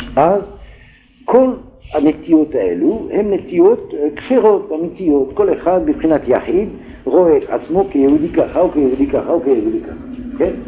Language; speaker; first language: Hebrew; non-native, fluent; French